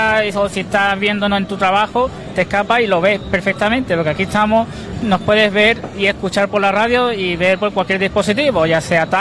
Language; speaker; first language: Spanish; native; Spanish